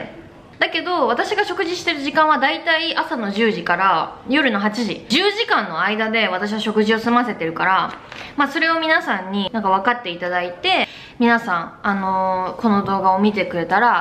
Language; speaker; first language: Japanese; native; Japanese